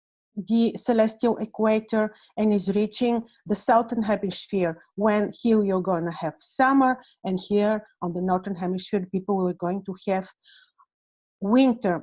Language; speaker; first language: English; non-native, fluent; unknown